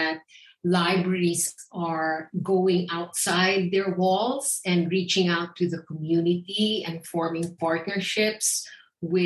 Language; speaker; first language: English; non-native, local second language; Filipino